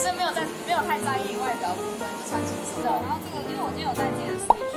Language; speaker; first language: Chinese; native; Chinese